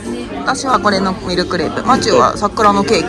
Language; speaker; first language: Japanese; native; Japanese